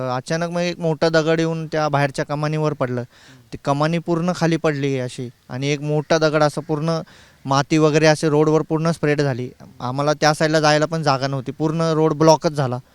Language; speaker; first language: Marathi; native; Marathi